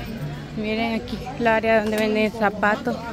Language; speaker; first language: Spanish; native; Spanish